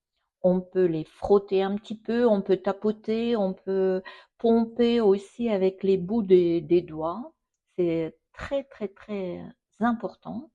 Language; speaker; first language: French; non-native, fluent; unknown